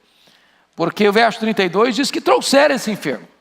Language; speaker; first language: Portuguese; native; Portuguese